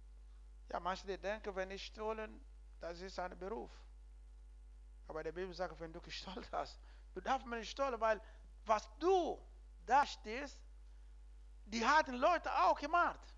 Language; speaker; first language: German; non-native, learner; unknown